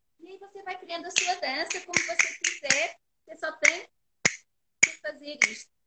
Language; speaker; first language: Portuguese; native; Portuguese